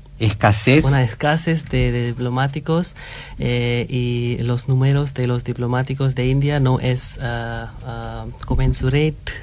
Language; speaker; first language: Spanish; non-native, fluent; Hindi